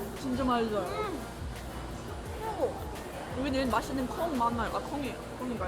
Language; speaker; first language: Korean; non-native, learner; English